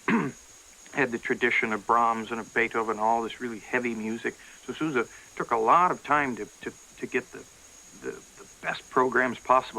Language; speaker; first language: English; native; English